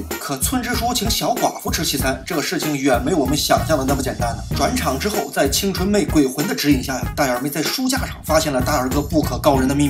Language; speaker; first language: Chinese; native; Chinese